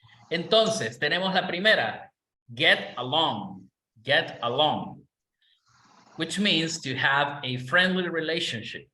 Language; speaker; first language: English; non-native, fluent; Spanish